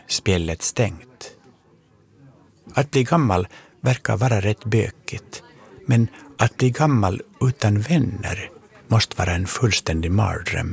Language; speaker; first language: Swedish; native; Swedish